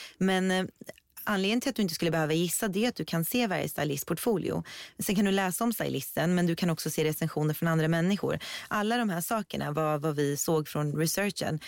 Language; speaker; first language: Swedish; early bilingual, other home language; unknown